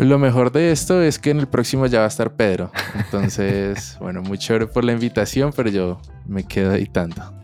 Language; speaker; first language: Spanish; native; Spanish